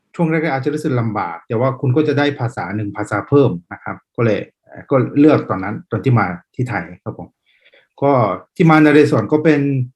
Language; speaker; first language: Thai; non-native, fluent; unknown